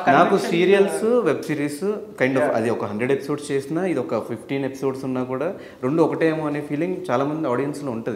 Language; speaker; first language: Telugu; native; Telugu